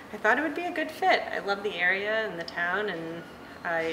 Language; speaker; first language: English; native; English